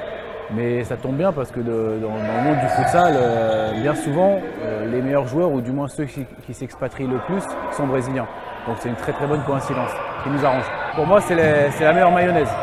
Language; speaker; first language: French; native; French